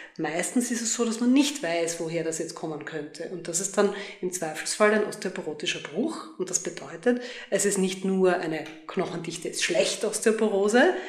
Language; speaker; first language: German; native; German